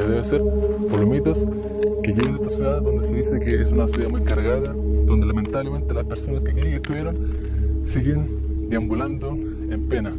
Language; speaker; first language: Spanish; native; Spanish